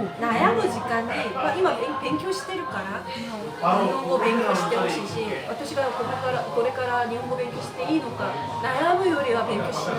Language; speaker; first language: Japanese; non-native, learner; Korean